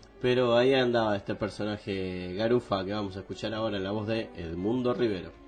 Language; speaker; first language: Spanish; native; Spanish